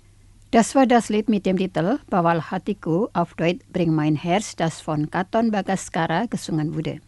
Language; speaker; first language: German; non-native, fluent; Indonesian